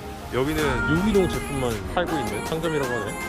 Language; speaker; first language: Korean; native; Korean